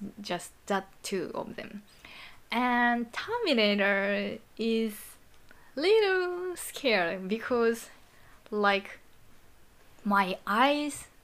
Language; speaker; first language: English; non-native, learner; Japanese